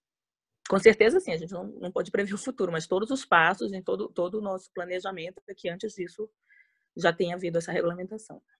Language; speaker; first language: Portuguese; native; Portuguese